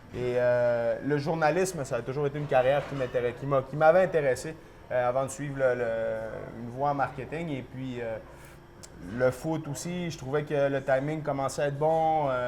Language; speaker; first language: French; early bilingual, other home language; Spanish